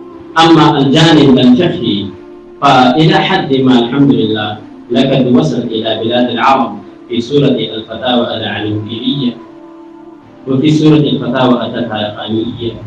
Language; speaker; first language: Arabic; non-native, fluent; Urdu